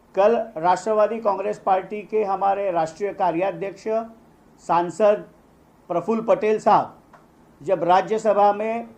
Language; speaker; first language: Hindi; non-native, local second language; Marathi